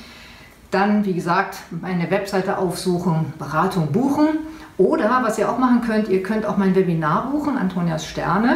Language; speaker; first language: German; native; German